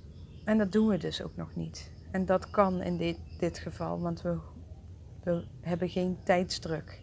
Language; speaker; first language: Dutch; native; Dutch